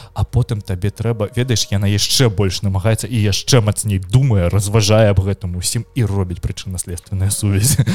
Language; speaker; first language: Belarusian; non-native, local second language; Russian